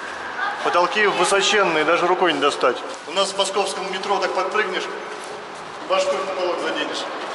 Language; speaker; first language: Russian; native; Russian